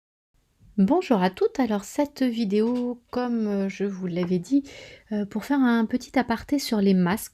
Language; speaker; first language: French; native; French